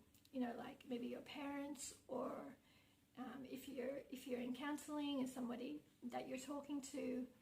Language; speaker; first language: English; native; English